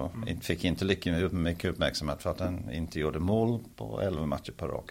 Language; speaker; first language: Swedish; early bilingual, heritage; Swedish